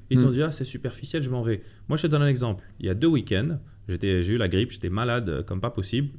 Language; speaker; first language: French; non-native, local second language; Arabic